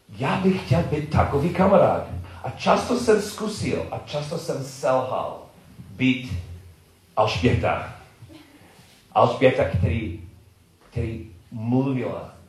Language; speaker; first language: Czech; non-native, learner; English